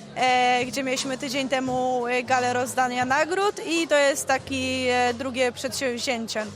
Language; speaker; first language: Polish; native; Polish